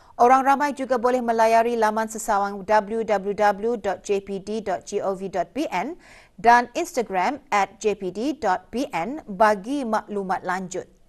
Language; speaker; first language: Malay; native; Malay